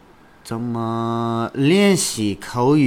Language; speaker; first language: Chinese; non-native, learner; English